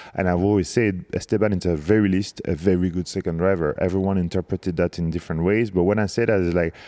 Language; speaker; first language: English; non-native, fluent; French